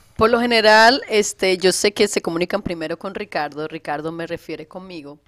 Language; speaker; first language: Spanish; native; Spanish